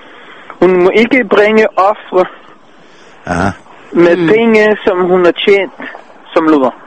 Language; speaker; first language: Danish; non-native, fluent; Hebrew